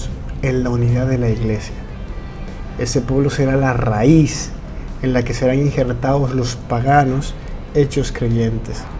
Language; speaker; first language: Spanish; native; Spanish